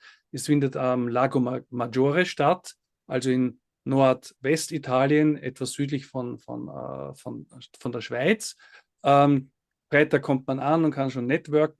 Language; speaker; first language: German; native; German